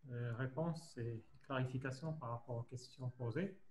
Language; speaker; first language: French; non-native, local second language; Arabic